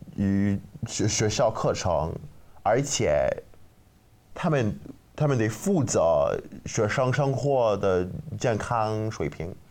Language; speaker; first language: Chinese; non-native, learner; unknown